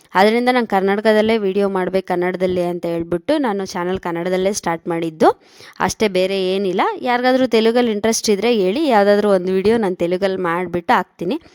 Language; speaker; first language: Kannada; native; Kannada